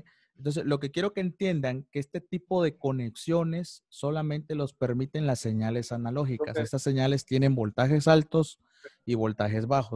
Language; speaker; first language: Spanish; native; Spanish